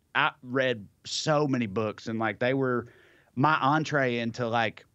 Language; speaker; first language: English; native; English